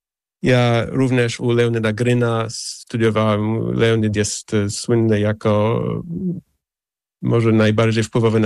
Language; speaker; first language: Polish; non-native, fluent; English